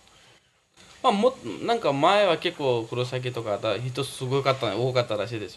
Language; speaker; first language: Japanese; non-native, fluent; Nepali